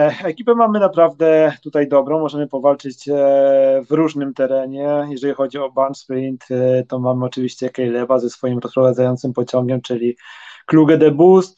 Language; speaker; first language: Polish; native; Polish